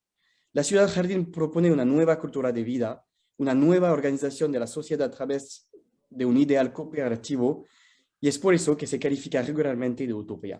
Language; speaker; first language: Spanish; non-native, fluent; French